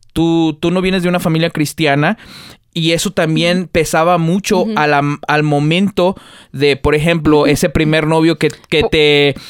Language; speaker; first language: Spanish; early bilingual, heritage; Spanish